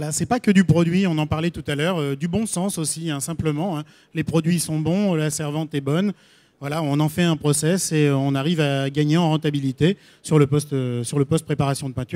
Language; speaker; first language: French; native; French